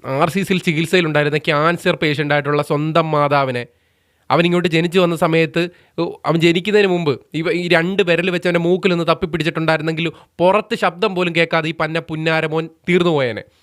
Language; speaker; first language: Malayalam; native; Malayalam